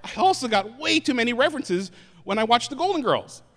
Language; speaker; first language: English; native; English